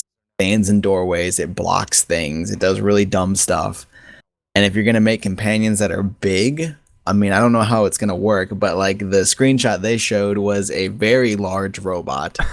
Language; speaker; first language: English; native; English